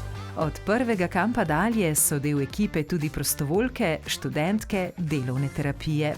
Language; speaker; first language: Slovenian; native; Slovenian